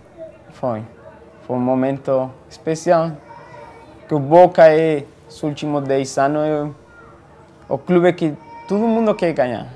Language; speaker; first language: Portuguese; non-native, fluent; Spanish